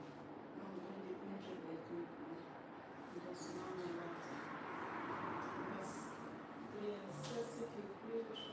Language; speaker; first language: Dutch; non-native, learner; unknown